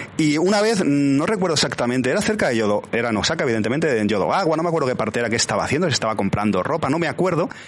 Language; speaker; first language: Spanish; native; Spanish